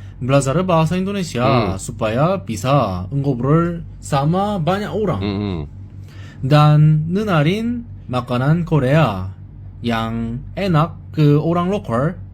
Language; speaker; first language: Indonesian; non-native, learner; Korean